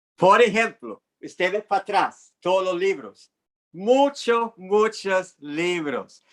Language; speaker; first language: Spanish; non-native, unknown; English